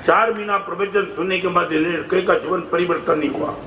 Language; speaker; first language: Hindi; non-native, local second language; Gujarati